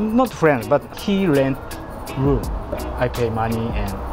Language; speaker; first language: English; non-native, learner; Japanese